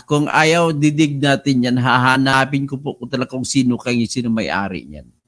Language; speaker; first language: Filipino; non-native, local second language; Cebuano